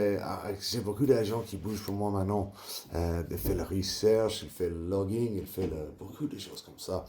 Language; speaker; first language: French; non-native, learner; English